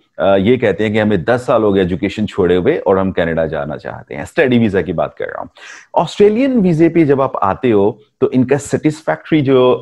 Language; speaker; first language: Urdu; non-native, local second language; Punjabi